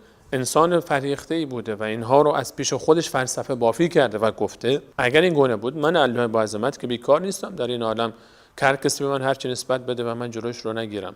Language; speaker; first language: Persian; native; Persian